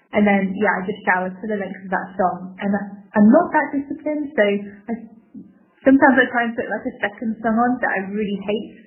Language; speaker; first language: English; native; English